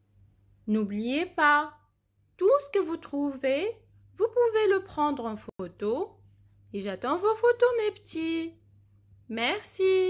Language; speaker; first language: French; non-native, local second language; Arabic